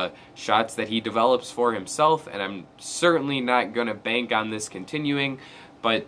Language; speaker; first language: English; native; English